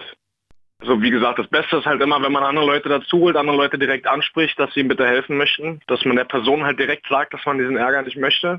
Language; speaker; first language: German; native; German